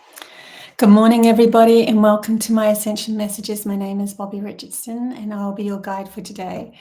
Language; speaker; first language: English; native; English